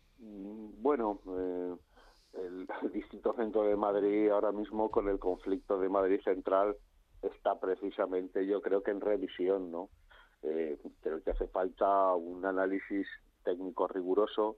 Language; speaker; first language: Spanish; native; Spanish